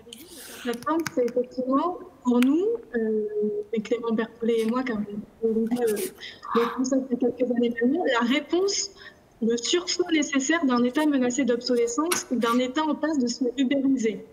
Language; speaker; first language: French; native; French